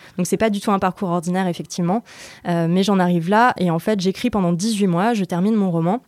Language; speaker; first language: French; native; French